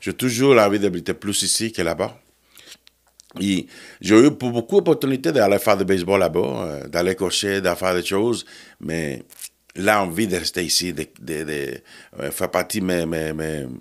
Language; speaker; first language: French; non-native, fluent; Spanish